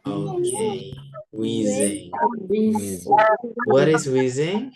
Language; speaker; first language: English; non-native, fluent; Indonesian